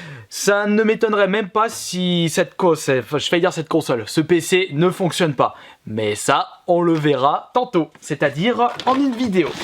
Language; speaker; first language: French; native; French